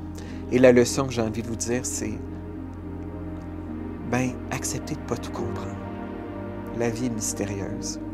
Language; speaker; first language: French; native; French